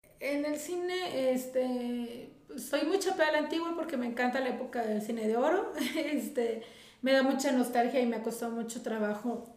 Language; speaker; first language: Spanish; native; Spanish